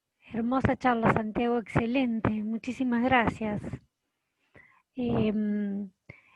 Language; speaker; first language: Spanish; native; Spanish